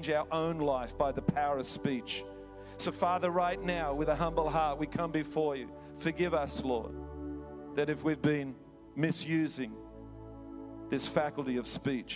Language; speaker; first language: English; native; English